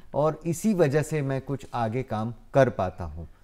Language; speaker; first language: Hindi; non-native, local second language; Gujarati